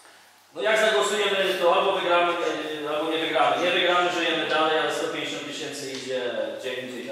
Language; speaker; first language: Polish; native; Polish